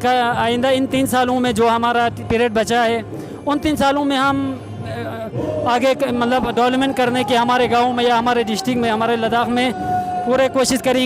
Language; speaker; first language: Hindi; non-native, local second language; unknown